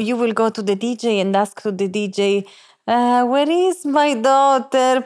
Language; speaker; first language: English; non-native, fluent; Italian